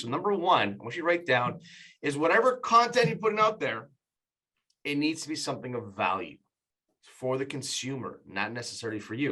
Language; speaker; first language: English; native; English